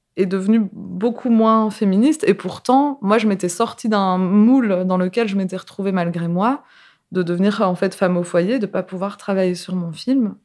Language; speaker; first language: French; native; French